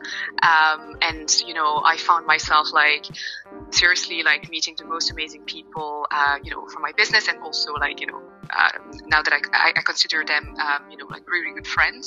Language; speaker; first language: English; non-native, fluent; French